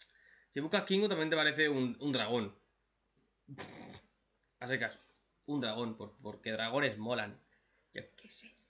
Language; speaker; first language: Spanish; native; Spanish